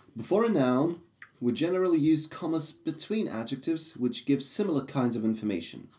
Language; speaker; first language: English; non-native, fluent; Russian